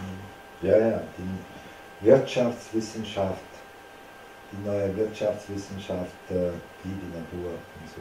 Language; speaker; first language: German; non-native, fluent; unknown